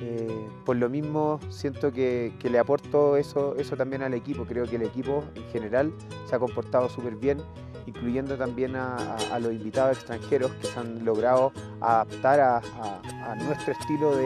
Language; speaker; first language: Spanish; native; Spanish